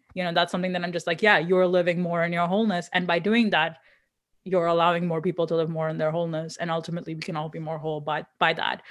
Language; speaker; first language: English; non-native, local second language; Hindi